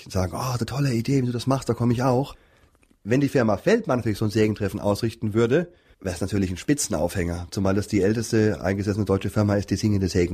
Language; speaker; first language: German; native; German